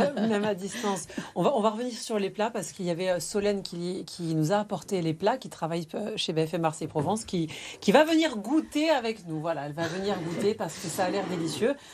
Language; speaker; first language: French; native; French